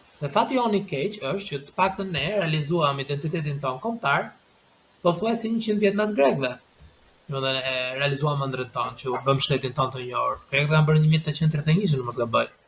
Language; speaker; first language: Albanian; native; Albanian